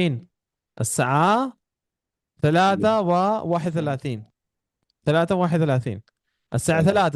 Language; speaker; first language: Arabic; non-native, fluent; Urdu